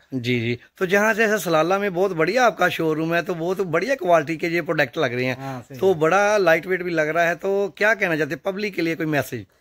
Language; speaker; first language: Hindi; non-native, local second language; Punjabi